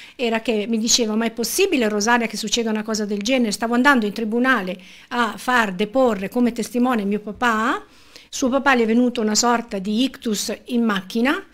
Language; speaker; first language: Italian; native; Italian